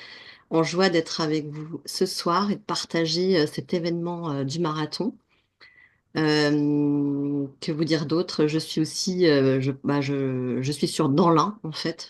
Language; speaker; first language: French; native; French